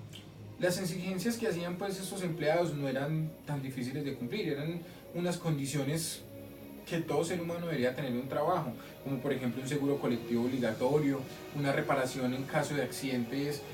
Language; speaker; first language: Spanish; native; Spanish